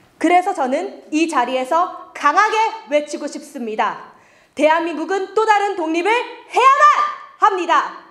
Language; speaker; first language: Korean; early bilingual, other home language; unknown